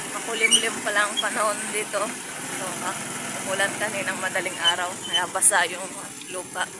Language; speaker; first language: Filipino; non-native, local second language; Pampanga